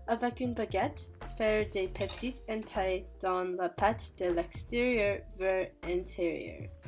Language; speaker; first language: French; non-native, learner; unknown